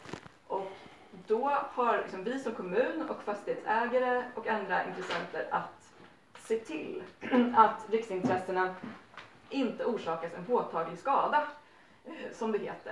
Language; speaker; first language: Swedish; native; Swedish